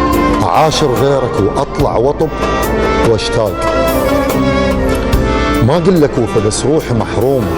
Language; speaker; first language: Arabic; native; Arabic